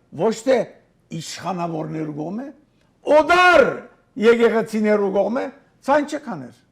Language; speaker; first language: Armenian; early bilingual, heritage; Armenian